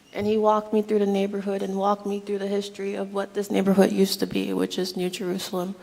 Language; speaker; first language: English; native; English